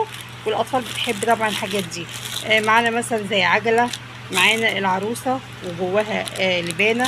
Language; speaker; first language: Arabic; native; Arabic